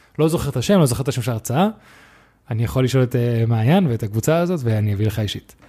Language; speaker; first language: Hebrew; native; Hebrew